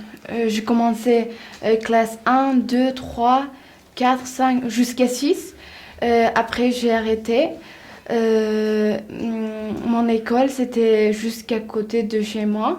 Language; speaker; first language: French; non-native, learner; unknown